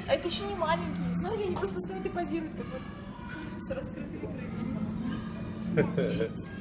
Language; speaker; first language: Russian; native; Russian